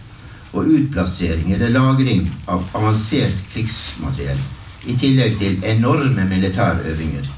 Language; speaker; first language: Norwegian; native; Norwegian